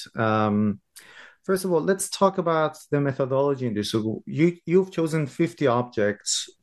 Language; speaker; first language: English; non-native, fluent; Persian